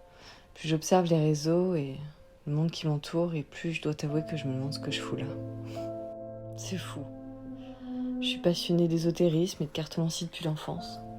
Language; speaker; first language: French; native; French